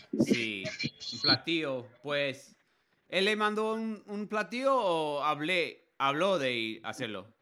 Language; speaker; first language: Spanish; non-native, learner; English